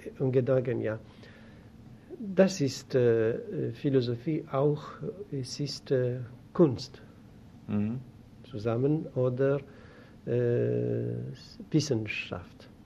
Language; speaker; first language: German; non-native, learner; Greek